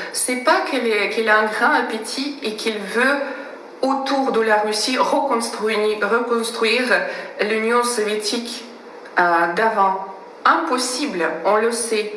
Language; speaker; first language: French; non-native, fluent; Russian